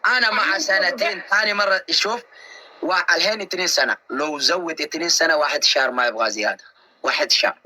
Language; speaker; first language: Arabic; non-native, learner; Oromo